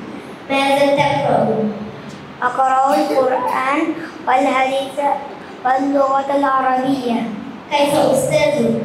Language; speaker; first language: Arabic; non-native, learner; Bangla